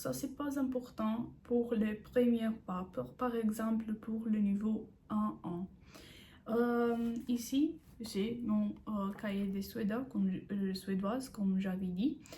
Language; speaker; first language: French; non-native, learner; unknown